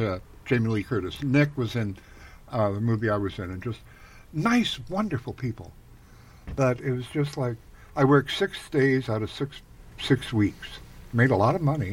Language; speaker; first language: English; native; English